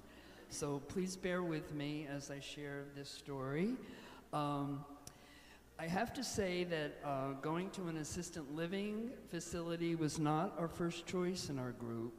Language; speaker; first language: English; native; English